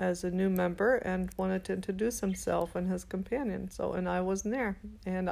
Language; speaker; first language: English; non-native, fluent; German